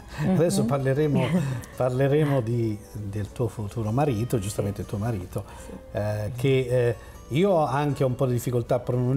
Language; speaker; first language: Italian; native; Italian